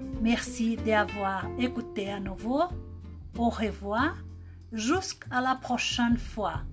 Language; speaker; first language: French; non-native, learner; Portuguese